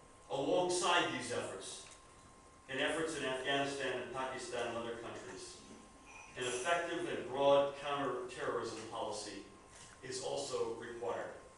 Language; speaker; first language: English; native; English